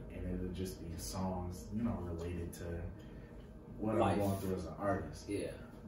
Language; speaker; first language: English; native; English